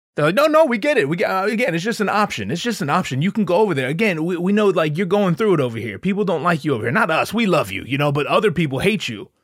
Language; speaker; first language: English; native; English